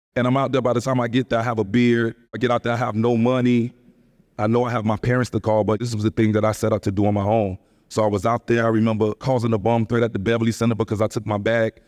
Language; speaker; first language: English; native; English